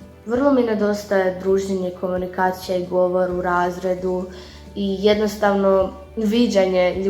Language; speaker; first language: Croatian; native; Croatian